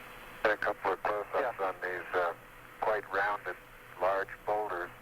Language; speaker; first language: English; native; English